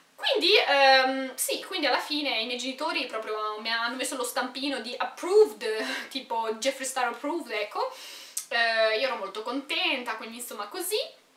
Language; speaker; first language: Italian; early bilingual, other home language; Romanian